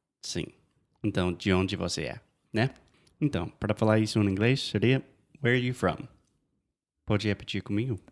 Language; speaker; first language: Portuguese; non-native, fluent; English